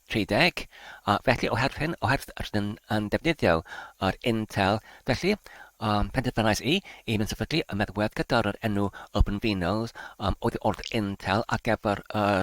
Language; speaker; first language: Welsh; non-native, learner; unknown